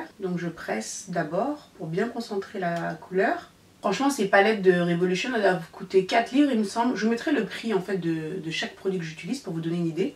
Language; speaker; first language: French; native; French